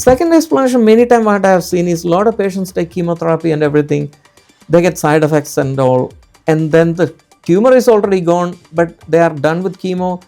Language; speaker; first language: English; non-native, local second language; Malayalam